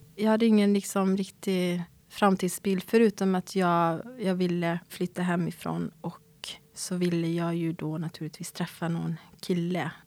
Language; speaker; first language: Swedish; native; Swedish